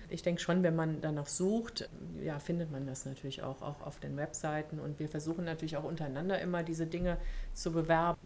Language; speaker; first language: German; early bilingual, other home language; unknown